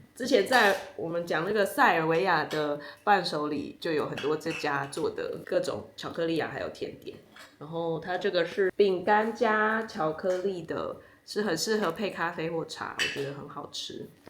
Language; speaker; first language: Chinese; non-native, fluent; Serbian